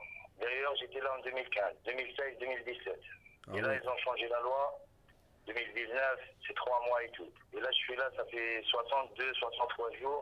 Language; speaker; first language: French; non-native, local second language; Arabic